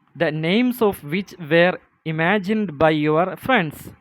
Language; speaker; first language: English; non-native, local second language; Malayalam